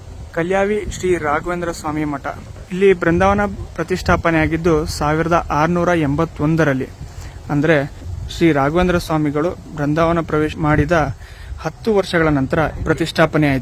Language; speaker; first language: Kannada; native; Kannada